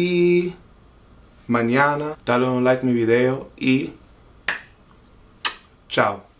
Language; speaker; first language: Spanish; non-native, local second language; English